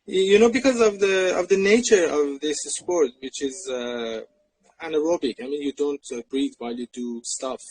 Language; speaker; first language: English; non-native, fluent; Persian